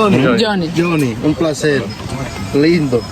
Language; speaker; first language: Spanish; native; Spanish